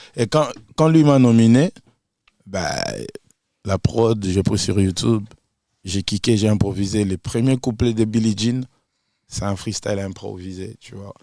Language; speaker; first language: French; non-native, local second language; Lingala